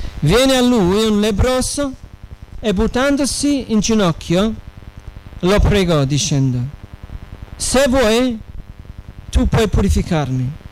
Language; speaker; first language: Italian; non-native, fluent; English